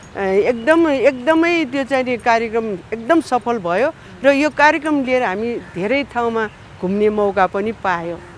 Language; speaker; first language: Nepali; non-native, local second language; Newari